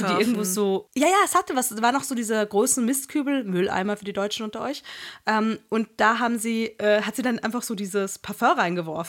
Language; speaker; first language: German; native; German